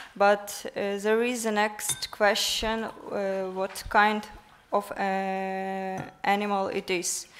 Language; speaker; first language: English; non-native, learner; Ukrainian